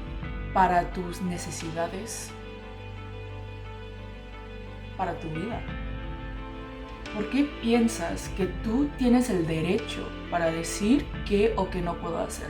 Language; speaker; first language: Spanish; non-native, local second language; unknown